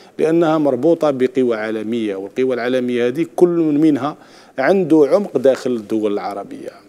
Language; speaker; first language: Arabic; native; Arabic